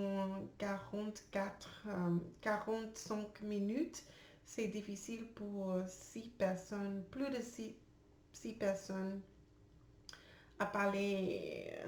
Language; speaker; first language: French; non-native, learner; English